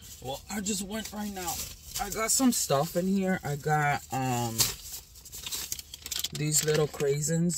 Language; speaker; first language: English; native; English